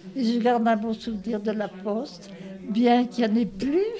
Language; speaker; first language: French; native; French